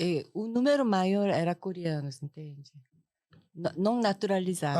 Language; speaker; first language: Portuguese; non-native, fluent; Korean